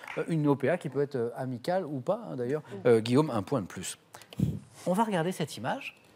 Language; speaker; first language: French; native; French